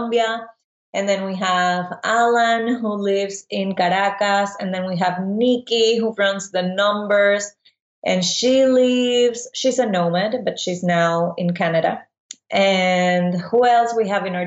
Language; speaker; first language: English; non-native, fluent; Spanish